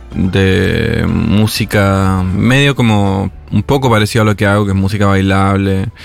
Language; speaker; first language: Spanish; native; Spanish